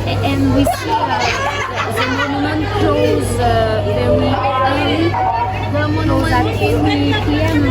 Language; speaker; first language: English; non-native, learner; French